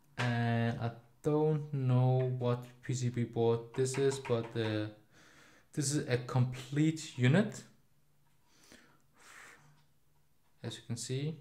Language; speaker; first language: English; non-native, fluent; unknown